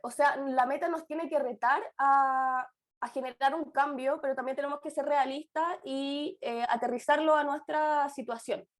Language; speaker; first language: Spanish; native; Spanish